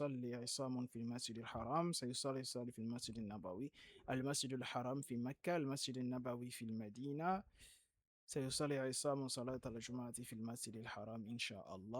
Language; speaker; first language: Arabic; non-native, fluent; French